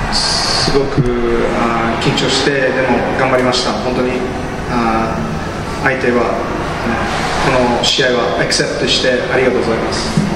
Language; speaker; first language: Japanese; non-native, learner; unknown